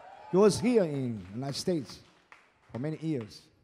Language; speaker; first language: English; non-native, learner; Portuguese